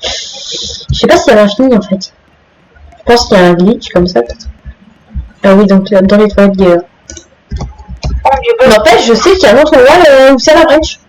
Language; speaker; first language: French; native; French